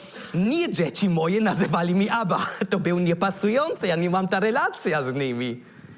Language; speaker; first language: Polish; non-native, learner; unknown